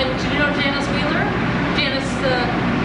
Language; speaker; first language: English; native; English